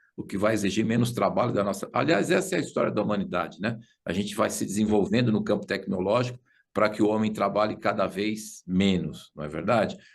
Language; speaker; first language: Portuguese; native; Portuguese